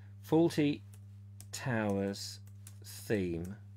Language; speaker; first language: English; native; English